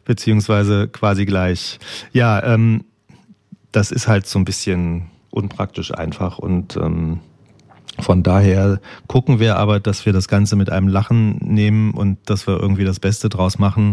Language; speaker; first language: German; native; German